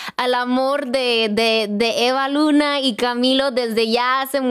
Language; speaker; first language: Spanish; early bilingual, heritage; Spanish